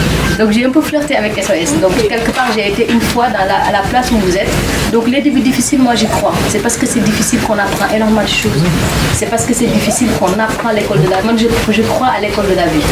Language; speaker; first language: French; non-native, local second language; Wolof